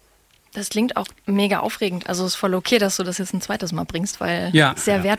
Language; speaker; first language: German; native; German